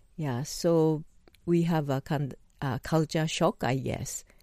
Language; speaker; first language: English; non-native, fluent; Japanese